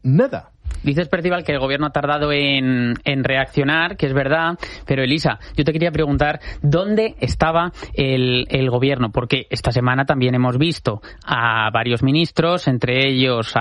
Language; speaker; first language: Spanish; native; Spanish